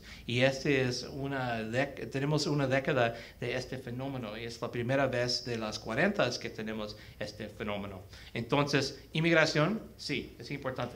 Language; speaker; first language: Spanish; early bilingual, heritage; Spanish